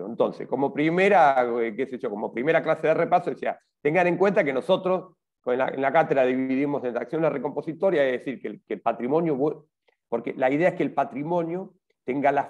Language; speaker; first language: Spanish; native; Spanish